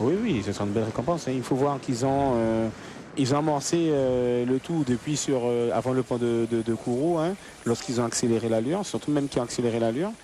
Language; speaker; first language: French; native; French